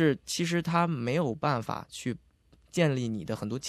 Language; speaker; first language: Chinese; native; Chinese